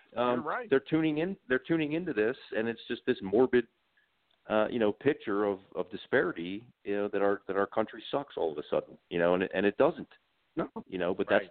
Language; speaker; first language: English; native; English